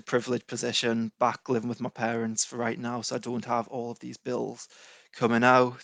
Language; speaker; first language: English; native; English